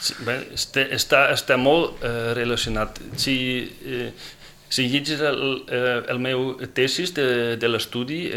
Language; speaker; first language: Catalan; non-native, fluent; Dutch